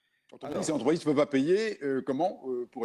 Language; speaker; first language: French; native; French